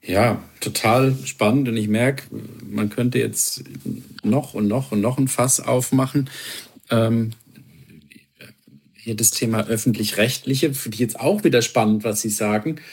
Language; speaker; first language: German; native; German